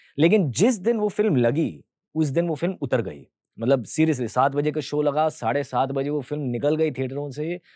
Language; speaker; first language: Hindi; early bilingual, heritage; Hindi